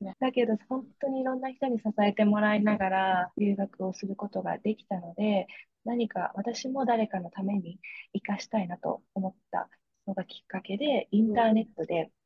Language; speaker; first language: Japanese; native; Japanese